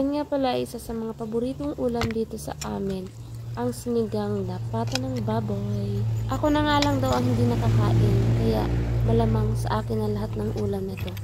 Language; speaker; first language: Filipino; non-native, local second language; Bikol